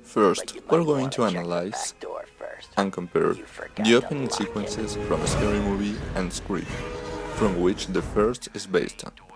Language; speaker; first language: English; non-native, fluent; Spanish